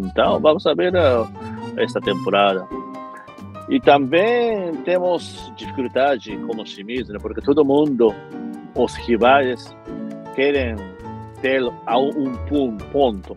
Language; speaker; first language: Portuguese; non-native, fluent; Japanese